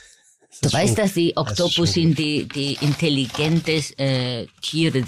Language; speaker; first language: German; non-native, fluent; Spanish